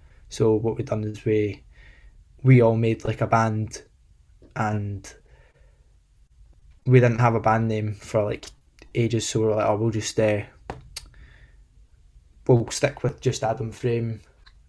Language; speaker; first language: English; native; English